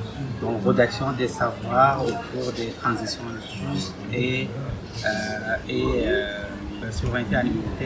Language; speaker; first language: French; non-native, fluent; Arabic